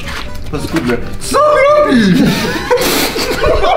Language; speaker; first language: Polish; native; Polish